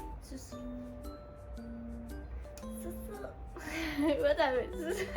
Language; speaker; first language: Korean; non-native, learner; Khmer